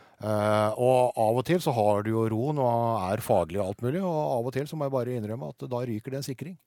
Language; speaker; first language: Norwegian; native; Norwegian